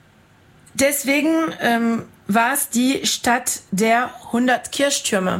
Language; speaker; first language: German; non-native, fluent; French